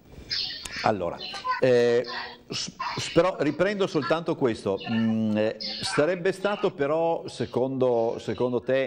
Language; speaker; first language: Italian; native; Italian